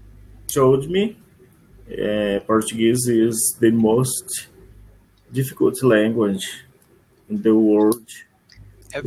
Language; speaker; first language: English; non-native, learner; Portuguese